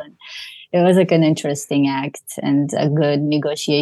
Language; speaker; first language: English; non-native, fluent; Russian